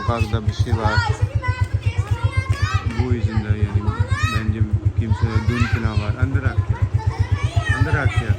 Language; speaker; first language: Turkish; non-native, learner; Urdu